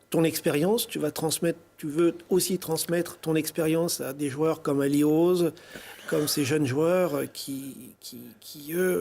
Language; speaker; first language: French; native; French